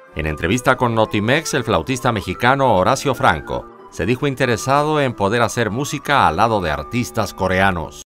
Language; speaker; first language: Spanish; native; Spanish